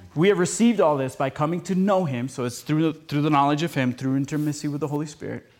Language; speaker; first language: English; early bilingual, other home language; Spanish